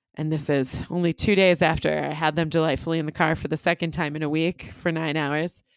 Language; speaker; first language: English; native; English